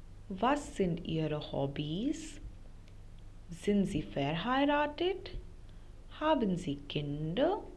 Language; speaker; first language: German; non-native, fluent; Hindi